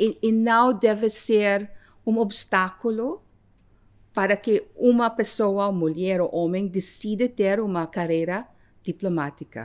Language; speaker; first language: Portuguese; non-native, fluent; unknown